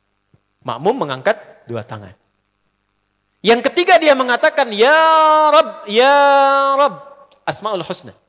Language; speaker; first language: Indonesian; native; Indonesian